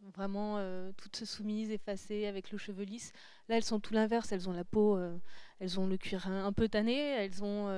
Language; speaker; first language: French; native; French